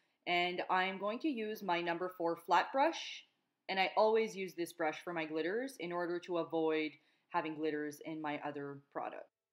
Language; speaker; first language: English; non-native, local second language; French